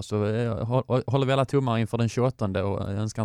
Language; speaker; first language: Swedish; native; Swedish